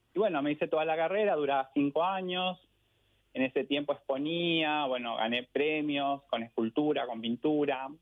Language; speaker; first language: Spanish; native; Spanish